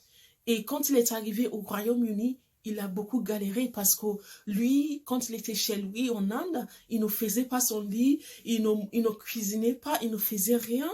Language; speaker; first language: French; non-native, fluent; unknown